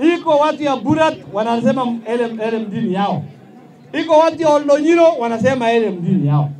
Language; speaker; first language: Swahili; non-native, local second language; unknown